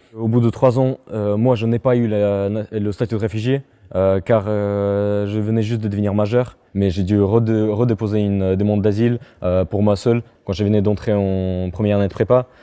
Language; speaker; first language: French; non-native, fluent; Russian